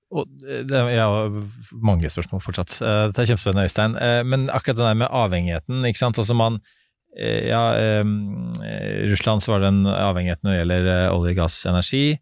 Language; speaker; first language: Norwegian; native; Norwegian